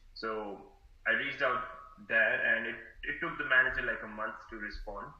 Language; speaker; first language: English; non-native, local second language; Hindi